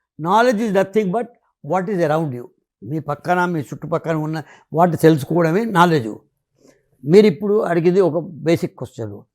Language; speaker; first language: Telugu; native; Telugu